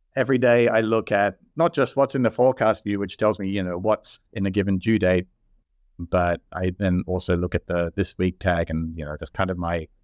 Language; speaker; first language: English; native; English